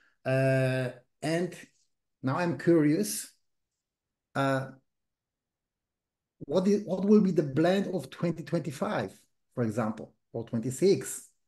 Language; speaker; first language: English; non-native, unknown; Polish